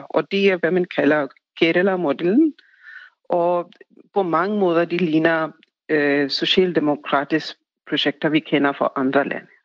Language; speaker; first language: Danish; non-native, fluent; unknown